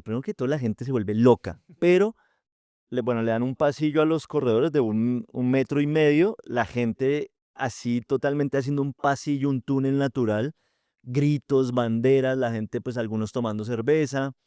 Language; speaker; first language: Spanish; native; Spanish